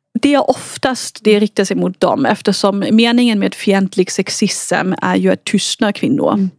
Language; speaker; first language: Swedish; non-native, fluent; German